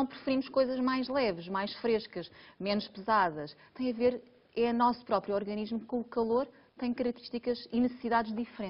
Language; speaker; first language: Portuguese; native; Portuguese